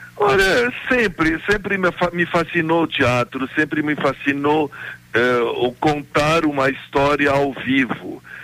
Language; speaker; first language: Portuguese; non-native, fluent; Arabic